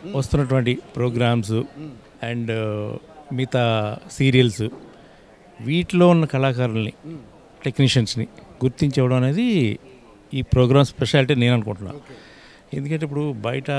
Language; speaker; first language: Telugu; native; Telugu